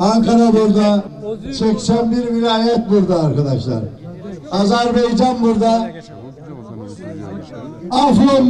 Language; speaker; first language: Turkish; native; Turkish